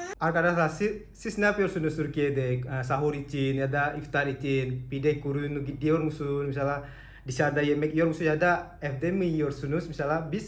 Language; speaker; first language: Turkish; non-native, learner; Indonesian